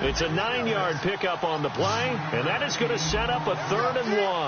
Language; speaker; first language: English; native; English